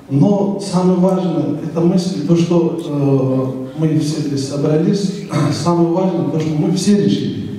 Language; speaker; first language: Russian; non-native, learner; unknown